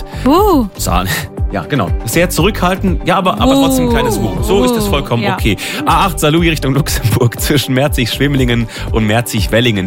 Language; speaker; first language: German; native; German